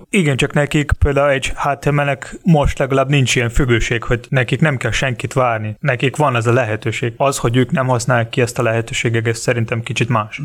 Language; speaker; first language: Hungarian; non-native, fluent; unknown